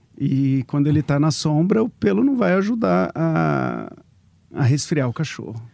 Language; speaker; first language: Portuguese; native; Portuguese